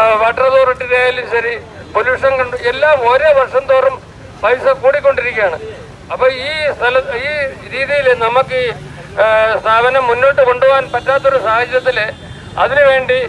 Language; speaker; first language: Malayalam; native; Malayalam